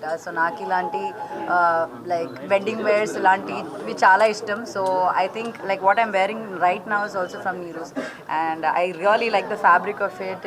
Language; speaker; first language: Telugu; non-native, local second language; Malayalam